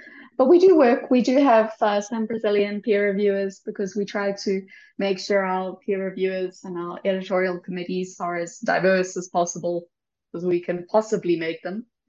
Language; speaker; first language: English; native; English